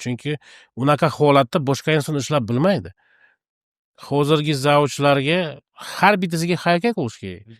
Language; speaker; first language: Uzbek; non-native, local second language; Russian